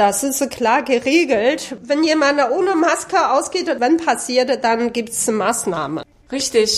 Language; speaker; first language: German; non-native, fluent; Chinese